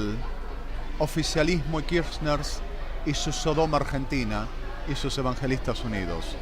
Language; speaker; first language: Spanish; native; Spanish